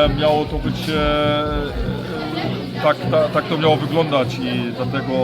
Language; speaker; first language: Polish; early bilingual, heritage; Polish